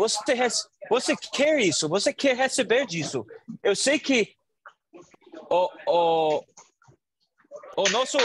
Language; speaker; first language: Portuguese; non-native, learner; English